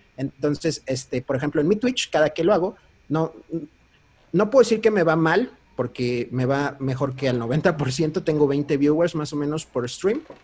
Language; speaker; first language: Spanish; early bilingual, heritage; Spanish